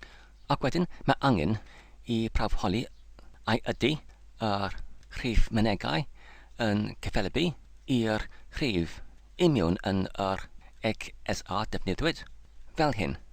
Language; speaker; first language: Welsh; non-native, learner; English